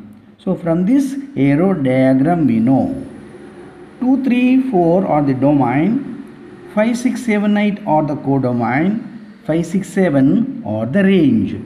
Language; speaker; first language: English; non-native, local second language; Tamil